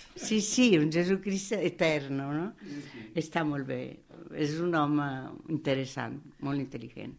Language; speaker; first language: Catalan; non-native, fluent; Italian